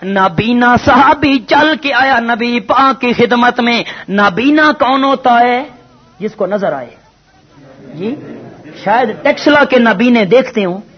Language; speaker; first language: Urdu; non-native, local second language; Punjabi